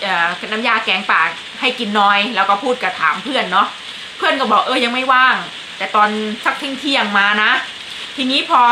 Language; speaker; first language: Thai; native; Thai